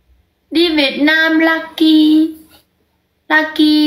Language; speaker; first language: Indonesian; non-native, learner; Vietnamese